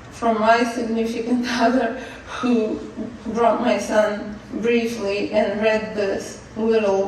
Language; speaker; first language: English; non-native, fluent; Russian